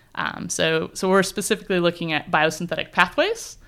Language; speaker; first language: English; native; English